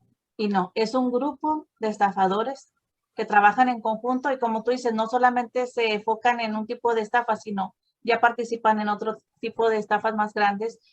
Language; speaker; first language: Spanish; native; Spanish